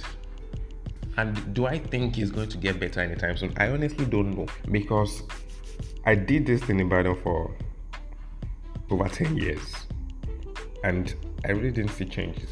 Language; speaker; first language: English; non-native, local second language; Yoruba